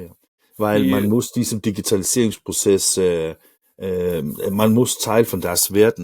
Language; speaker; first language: German; non-native, learner; Danish